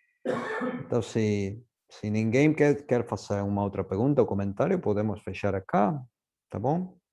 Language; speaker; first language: Portuguese; non-native, fluent; Spanish